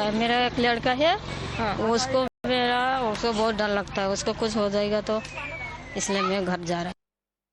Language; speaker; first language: Hindi; non-native, learner; Bangla